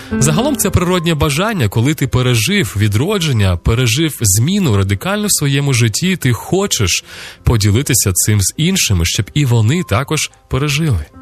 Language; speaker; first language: Ukrainian; native; Ukrainian